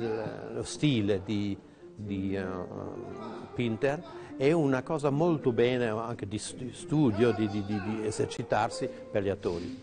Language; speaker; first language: Italian; non-native, fluent; German